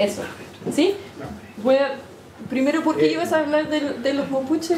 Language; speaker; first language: Spanish; non-native, fluent; English